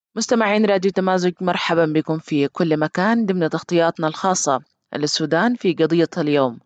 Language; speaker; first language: Arabic; native; Arabic